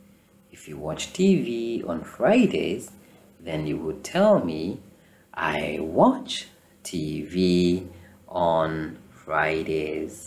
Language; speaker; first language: English; non-native, fluent; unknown